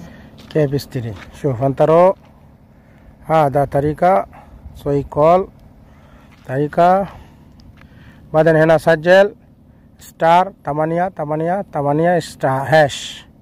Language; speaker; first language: Arabic; non-native, learner; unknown